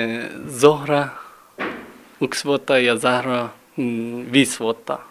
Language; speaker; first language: Finnish; non-native, learner; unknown